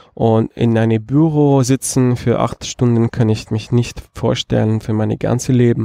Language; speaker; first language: German; non-native, fluent; Italian